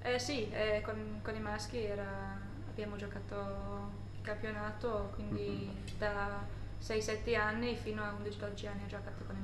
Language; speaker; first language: Italian; non-native, fluent; English